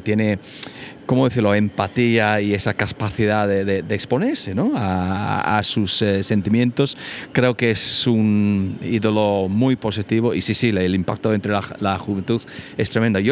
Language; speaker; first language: Spanish; non-native, fluent; English